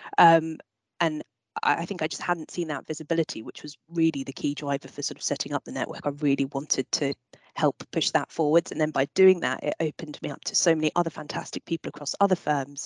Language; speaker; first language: English; native; English